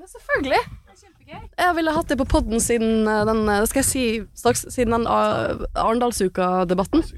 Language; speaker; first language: Norwegian; native; Norwegian